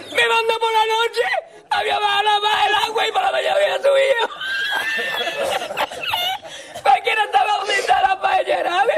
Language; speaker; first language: Spanish; native; Spanish